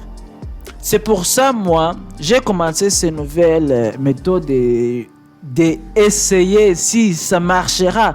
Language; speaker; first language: French; non-native, learner; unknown